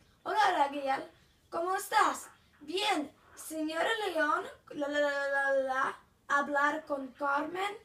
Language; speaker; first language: Spanish; non-native, learner; English